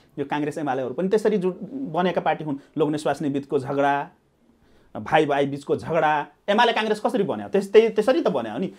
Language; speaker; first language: Nepali; non-native, local second language; Maithili